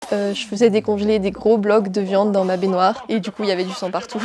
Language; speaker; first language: French; native; French